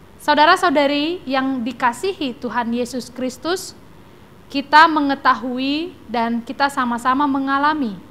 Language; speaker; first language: Indonesian; native; Indonesian